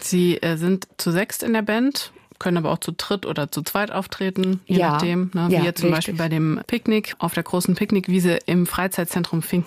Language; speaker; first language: German; native; German